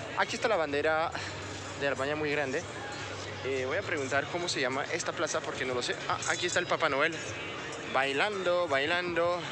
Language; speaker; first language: Spanish; non-native, fluent; French